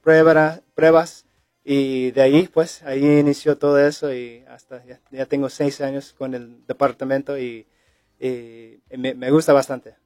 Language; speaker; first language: Spanish; early bilingual, heritage; English